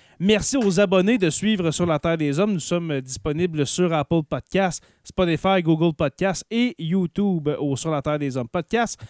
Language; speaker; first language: French; native; French